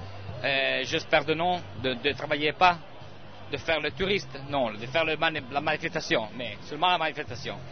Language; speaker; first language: French; non-native, learner; Italian